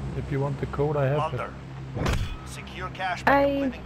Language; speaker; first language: English; early bilingual, other home language; Turkish